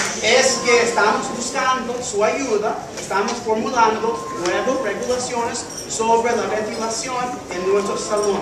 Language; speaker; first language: Spanish; early bilingual, heritage; English